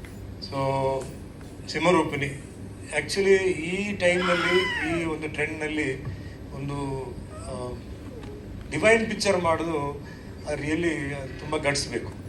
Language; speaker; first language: Kannada; non-native, fluent; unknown